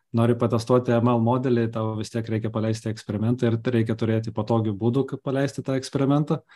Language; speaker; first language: Lithuanian; non-native, local second language; Russian